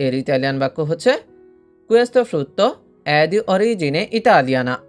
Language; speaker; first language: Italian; non-native, fluent; Bangla